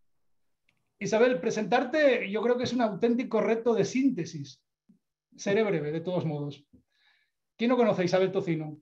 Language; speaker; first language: Spanish; native; Spanish